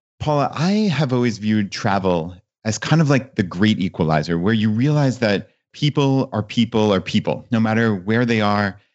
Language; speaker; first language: English; native; English